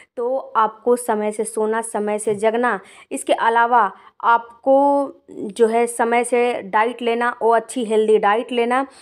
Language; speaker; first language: Hindi; native; Hindi